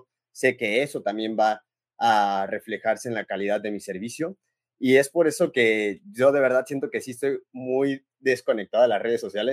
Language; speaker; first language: Spanish; native; Spanish